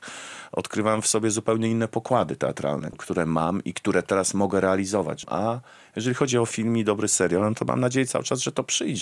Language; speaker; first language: Polish; native; Polish